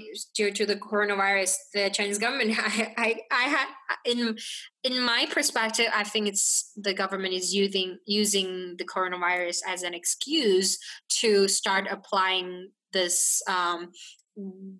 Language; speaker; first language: English; non-native, fluent; Chinese